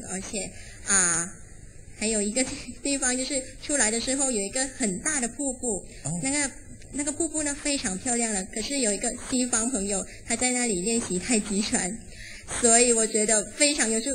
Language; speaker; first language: Chinese; non-native, fluent; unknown